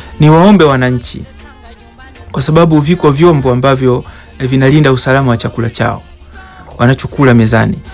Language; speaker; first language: Swahili; native; Swahili